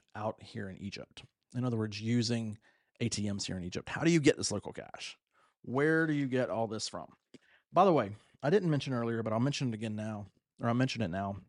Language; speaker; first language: English; native; English